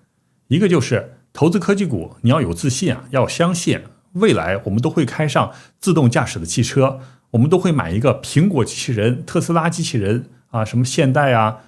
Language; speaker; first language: Chinese; native; Chinese